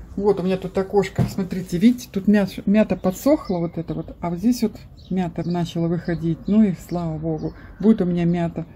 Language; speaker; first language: Russian; native; Russian